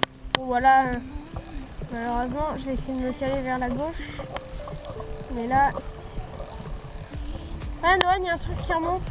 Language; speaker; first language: French; native; French